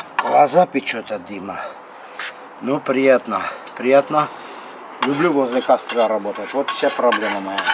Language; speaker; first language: Russian; non-native, fluent; Armenian